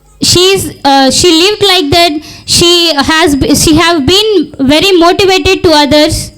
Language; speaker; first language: English; non-native, local second language; Telugu